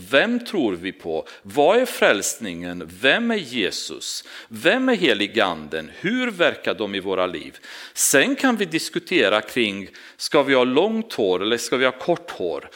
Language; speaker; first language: Swedish; non-native, fluent; Romanian